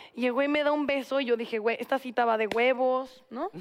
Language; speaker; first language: Spanish; native; Spanish